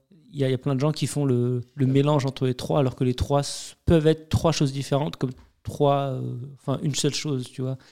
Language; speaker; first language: French; native; French